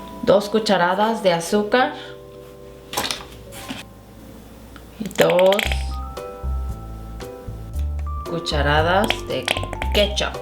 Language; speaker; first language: Spanish; non-native, fluent; Korean